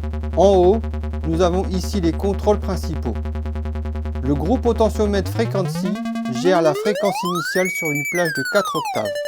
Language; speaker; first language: French; native; French